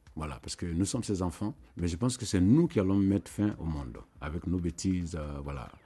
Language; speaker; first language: French; non-native, local second language; Mandingo